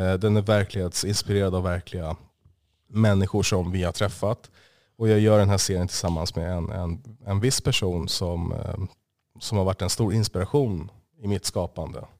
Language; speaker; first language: Swedish; native; Swedish